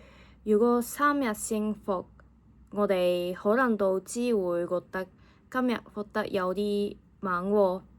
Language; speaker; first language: Cantonese; non-native, fluent; Japanese